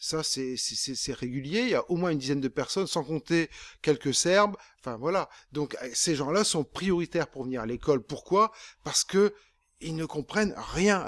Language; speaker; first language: French; native; French